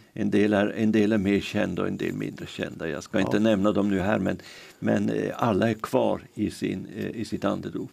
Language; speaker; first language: Swedish; native; Swedish